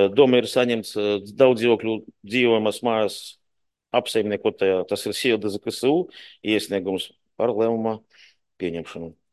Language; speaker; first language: Latvian; non-native, local second language; Russian